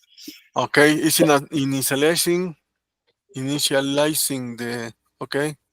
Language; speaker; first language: English; non-native, learner; Spanish